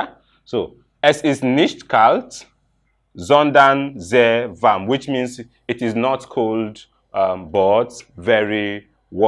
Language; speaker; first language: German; non-native, fluent; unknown